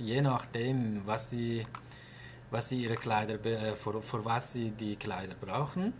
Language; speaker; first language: German; non-native, fluent; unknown